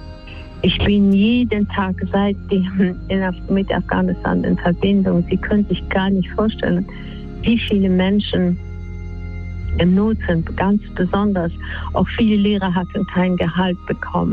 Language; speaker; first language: German; non-native, fluent; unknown